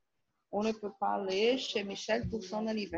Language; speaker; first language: French; non-native, learner; Portuguese